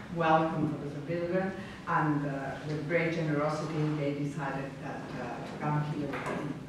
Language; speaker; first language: English; non-native, fluent; Spanish